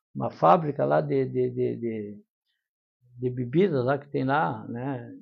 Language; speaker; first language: Portuguese; native; Portuguese